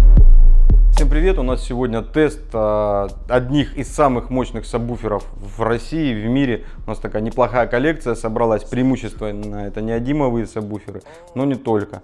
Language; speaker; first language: Russian; native; Russian